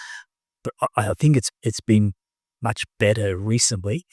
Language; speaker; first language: English; native; English